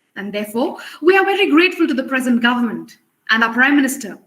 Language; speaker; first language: English; non-native, local second language; Hindi